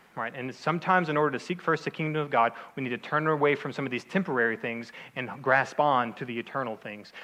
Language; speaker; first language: English; native; English